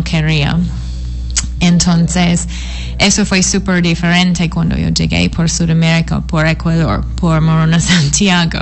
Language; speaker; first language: Spanish; non-native, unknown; English